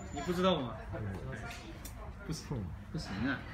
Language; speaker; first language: Chinese; non-native, fluent; Japanese